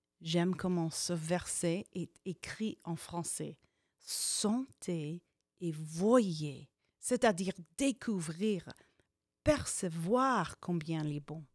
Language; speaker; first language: French; non-native, fluent; English